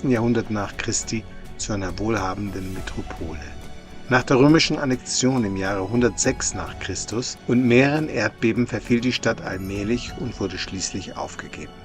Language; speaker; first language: German; native; German